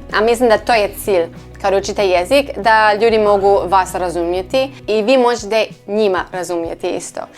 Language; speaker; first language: Croatian; non-native, learner; English